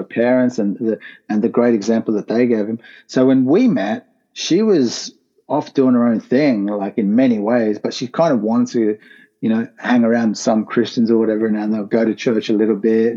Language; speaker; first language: English; native; English